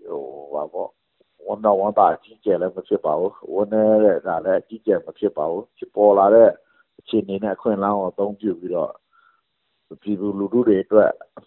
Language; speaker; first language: Burmese; non-native, local second language; Pa'o Karen